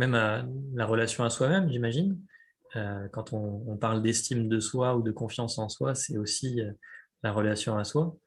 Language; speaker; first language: French; native; French